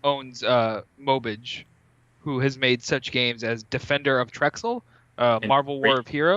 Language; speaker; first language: English; native; English